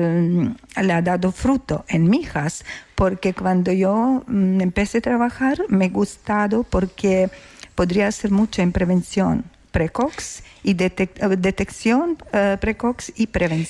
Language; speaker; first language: Spanish; non-native, learner; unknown